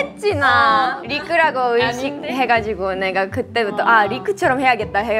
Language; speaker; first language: Korean; non-native, fluent; Japanese